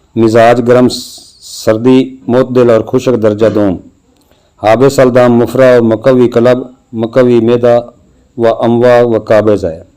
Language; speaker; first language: Urdu; non-native, local second language; Punjabi